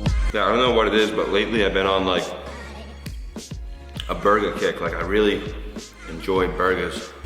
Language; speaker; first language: English; native; English